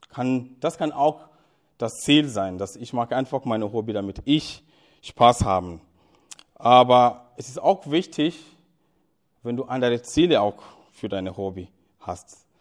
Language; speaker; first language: German; non-native, fluent; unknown